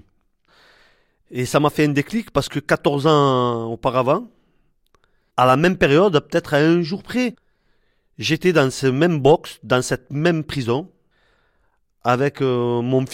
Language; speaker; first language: French; native; French